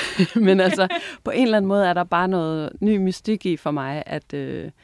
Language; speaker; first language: Danish; native; Danish